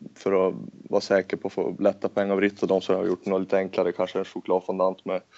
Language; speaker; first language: Swedish; native; Swedish